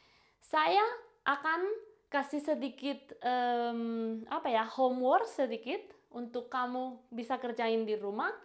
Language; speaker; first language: Indonesian; non-native, fluent; Spanish